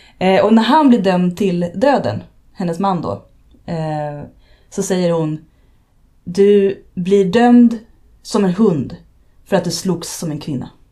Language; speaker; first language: Swedish; native; Swedish